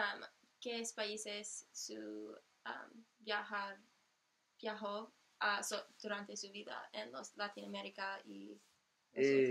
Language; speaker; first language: Spanish; non-native, learner; English